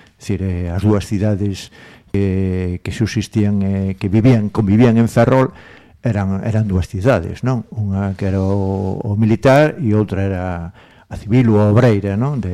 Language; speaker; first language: Galician; non-native, local second language; Spanish